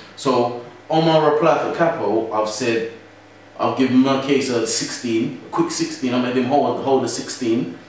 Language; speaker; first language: English; native; English